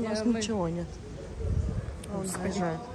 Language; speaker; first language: Russian; non-native, local second language; Ukrainian